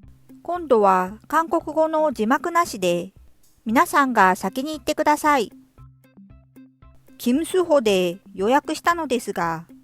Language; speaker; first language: Japanese; non-native, fluent; Korean